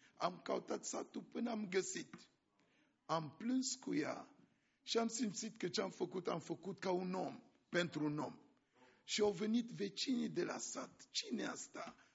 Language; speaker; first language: Romanian; non-native, fluent; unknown